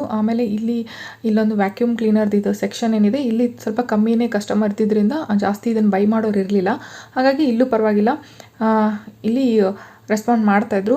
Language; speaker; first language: Kannada; native; Kannada